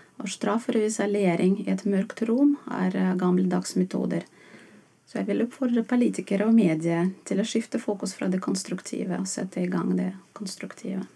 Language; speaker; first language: Norwegian; non-native, fluent; Russian